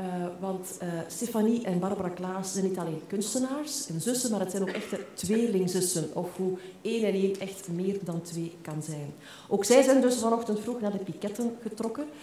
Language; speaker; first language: Dutch; native; Dutch